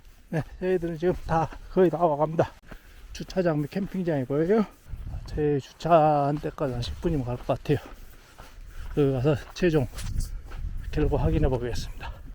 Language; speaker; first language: Korean; native; Korean